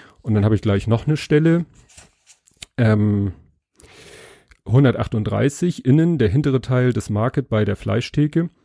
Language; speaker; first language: German; native; German